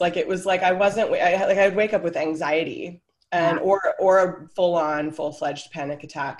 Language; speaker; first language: English; native; English